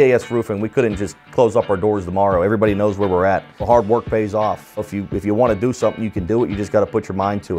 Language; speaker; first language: English; native; English